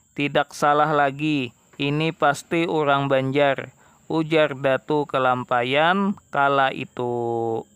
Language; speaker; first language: Indonesian; non-native, local second language; Banjar